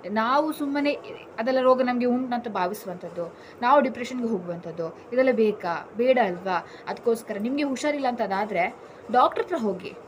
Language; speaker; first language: Kannada; non-native, local second language; Tulu